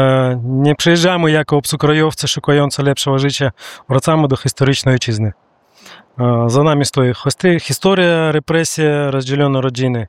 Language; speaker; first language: Polish; non-native, learner; Russian